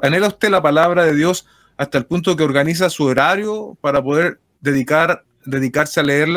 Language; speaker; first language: Spanish; native; Spanish